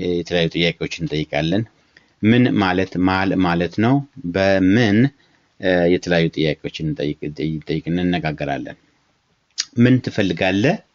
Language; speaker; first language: Amharic; non-native, local second language; Oromo